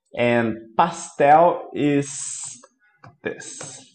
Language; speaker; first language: English; non-native, fluent; Portuguese